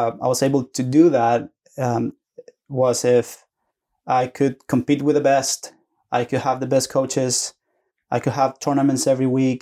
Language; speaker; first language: English; non-native, fluent; Spanish